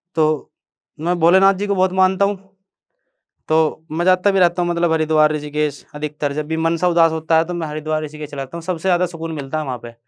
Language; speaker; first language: Hindi; native; Hindi